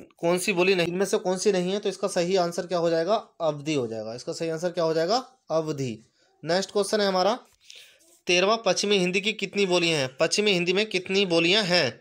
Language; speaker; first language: Hindi; native; Hindi